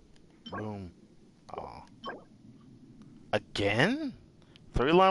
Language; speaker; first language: English; native; English